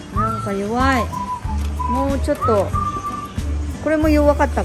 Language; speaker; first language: Japanese; non-native, fluent; Filipino